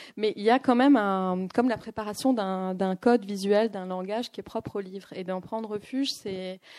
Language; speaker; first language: French; non-native, local second language; Arabic